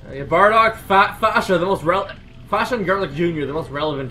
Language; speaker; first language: English; native; English